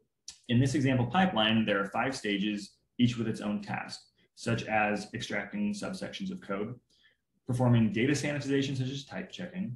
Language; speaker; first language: English; native; English